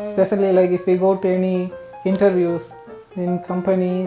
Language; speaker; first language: English; non-native, local second language; Tamil